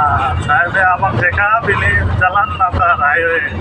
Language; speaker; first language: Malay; non-native, learner; Bangla